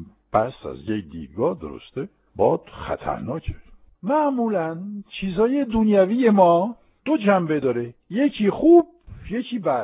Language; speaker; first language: Persian; non-native, fluent; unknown